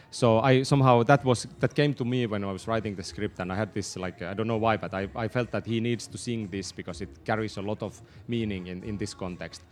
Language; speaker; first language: English; non-native, fluent; Finnish